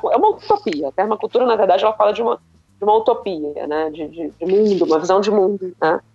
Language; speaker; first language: Portuguese; native; Portuguese